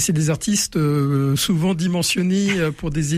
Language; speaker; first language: French; native; French